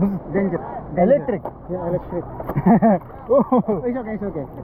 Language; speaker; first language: English; non-native, learner; Indonesian